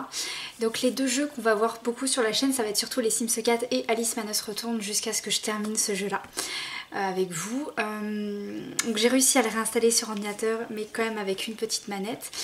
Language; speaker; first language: French; native; French